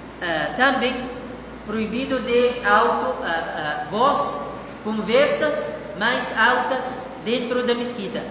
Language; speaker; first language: Portuguese; non-native, fluent; Arabic